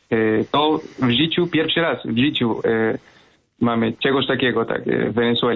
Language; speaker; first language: Polish; non-native, fluent; Spanish